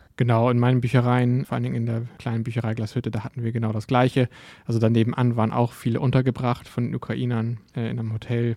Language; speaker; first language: German; native; German